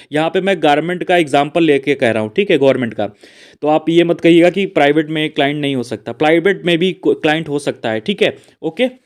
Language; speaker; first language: Hindi; native; Hindi